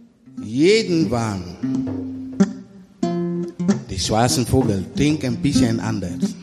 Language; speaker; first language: German; non-native, learner; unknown